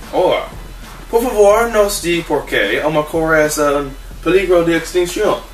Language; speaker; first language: Spanish; non-native, learner; English